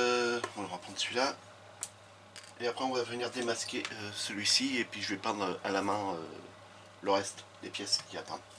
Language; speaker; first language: French; native; French